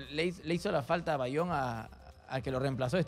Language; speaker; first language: Spanish; native; Spanish